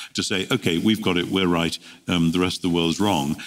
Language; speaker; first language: English; native; English